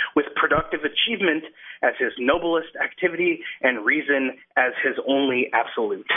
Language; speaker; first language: English; non-native, fluent; Dutch